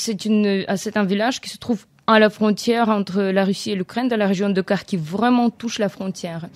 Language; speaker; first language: French; non-native, fluent; Ukrainian